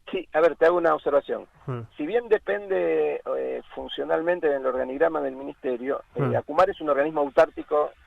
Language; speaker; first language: Spanish; native; Spanish